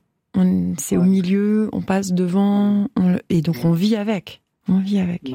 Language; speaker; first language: French; native; French